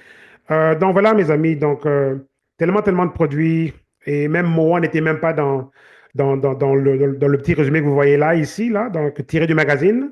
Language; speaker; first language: French; native; French